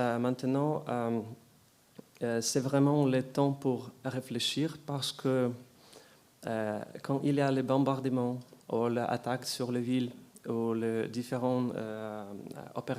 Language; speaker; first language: French; non-native, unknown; Ukrainian